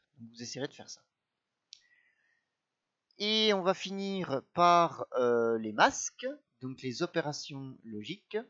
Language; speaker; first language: French; native; French